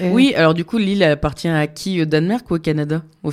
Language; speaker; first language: French; native; French